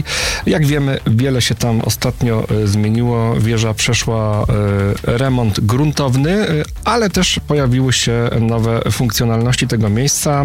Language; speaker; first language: Polish; native; Polish